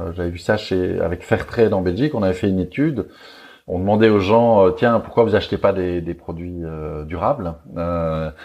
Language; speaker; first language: French; native; French